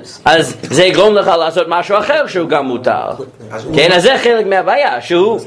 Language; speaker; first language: Hebrew; non-native, fluent; English